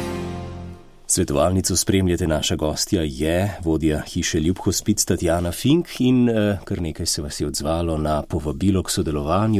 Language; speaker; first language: Slovenian; native; Slovenian